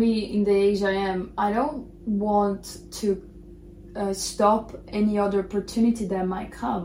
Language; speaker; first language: English; non-native, fluent; Portuguese